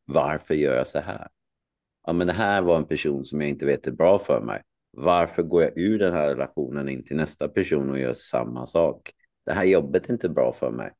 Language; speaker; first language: Swedish; native; Swedish